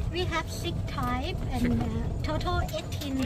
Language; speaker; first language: English; non-native, learner; Thai